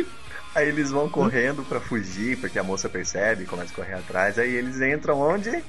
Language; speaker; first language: Portuguese; native; Portuguese